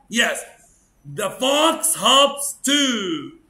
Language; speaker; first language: English; non-native, fluent; Arabic